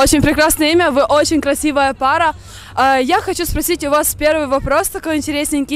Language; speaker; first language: Russian; native; Russian